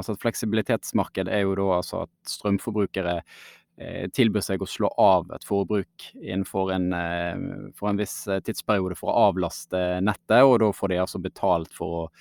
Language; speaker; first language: Norwegian; native; Norwegian